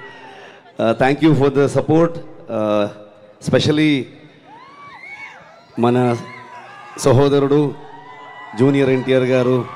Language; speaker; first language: Telugu; non-native, learner; Kannada